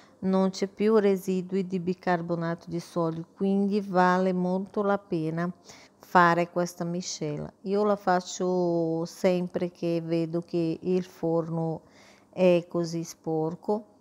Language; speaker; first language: Italian; non-native, fluent; Portuguese